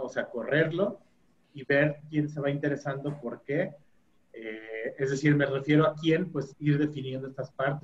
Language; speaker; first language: Spanish; native; Spanish